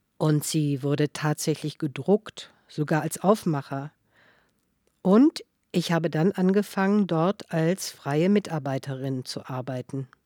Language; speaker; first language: German; non-native, fluent; Russian